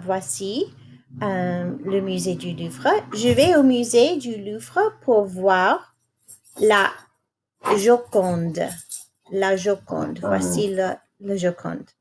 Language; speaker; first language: French; non-native, fluent; English